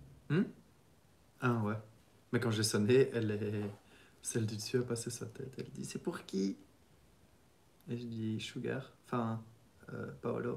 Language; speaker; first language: French; native; French